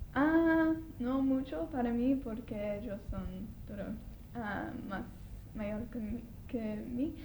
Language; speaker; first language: Spanish; non-native, learner; English